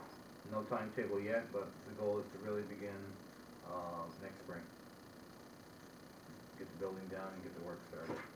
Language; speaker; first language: English; native; English